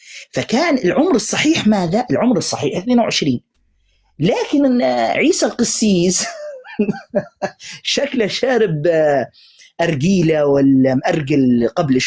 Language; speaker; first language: Arabic; native; Arabic